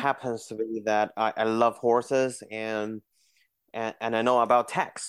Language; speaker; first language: English; non-native, fluent; Chinese